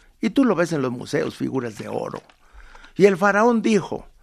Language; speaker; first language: Spanish; native; Spanish